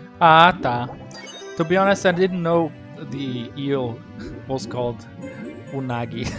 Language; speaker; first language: English; non-native, fluent; Portuguese